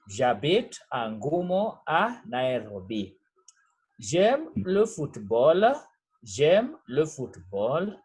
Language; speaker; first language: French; non-native, learner; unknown